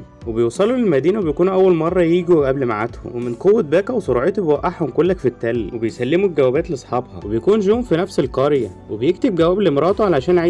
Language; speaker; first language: Arabic; native; Arabic